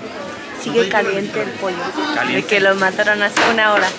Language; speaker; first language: Spanish; non-native, fluent; English